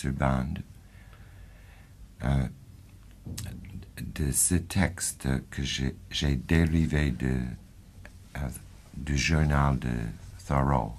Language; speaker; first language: French; non-native, fluent; English